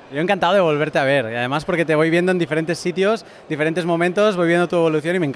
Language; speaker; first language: Spanish; native; Spanish